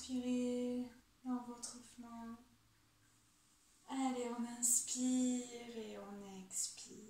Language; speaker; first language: French; native; French